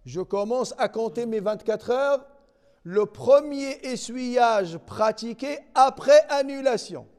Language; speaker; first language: French; non-native, local second language; Arabic